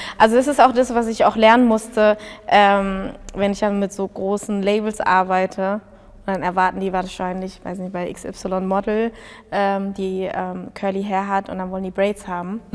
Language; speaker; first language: German; early bilingual, other home language; Tigrinya